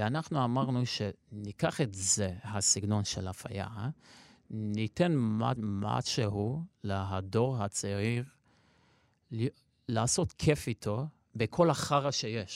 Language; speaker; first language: Hebrew; non-native, local second language; Armenian